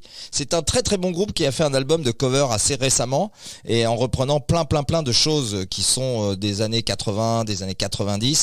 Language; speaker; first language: French; native; French